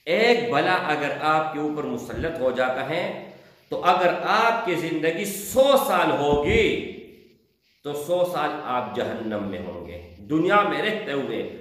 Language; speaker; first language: Urdu; non-native, local second language; Pashto